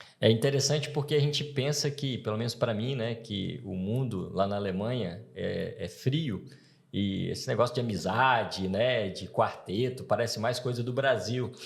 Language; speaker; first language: Portuguese; native; Portuguese